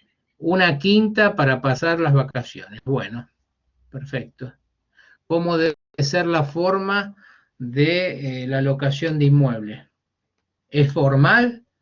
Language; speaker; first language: Spanish; native; Spanish